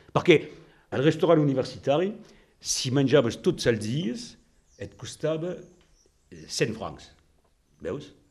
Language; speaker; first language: Catalan; non-native, local second language; French